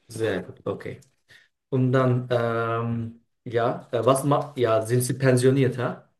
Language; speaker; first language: German; non-native, learner; Turkish